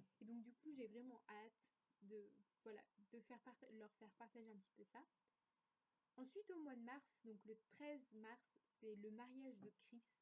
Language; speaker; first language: French; native; French